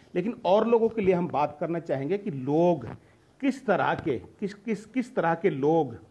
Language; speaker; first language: Hindi; native; Hindi